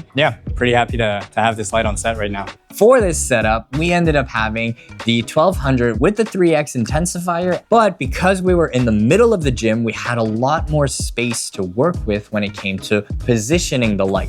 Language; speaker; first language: English; native; English